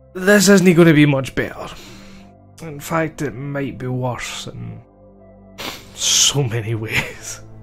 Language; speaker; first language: English; native; English